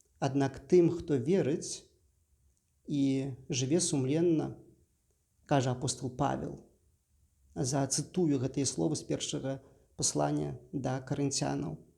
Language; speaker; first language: Belarusian; native; Belarusian